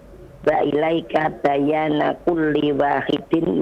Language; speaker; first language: Arabic; non-native, learner; Indonesian